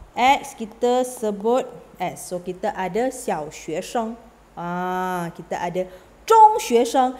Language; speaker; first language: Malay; native; Malay